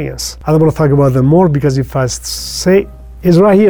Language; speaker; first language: English; non-native, fluent; Persian